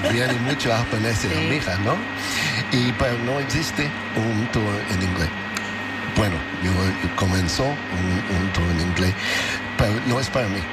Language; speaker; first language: Spanish; non-native, learner; English